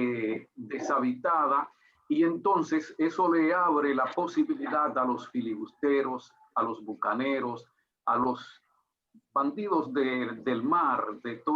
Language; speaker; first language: Spanish; native; Spanish